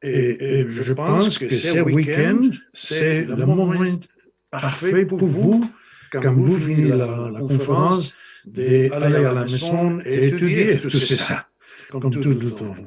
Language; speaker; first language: French; non-native, learner; Spanish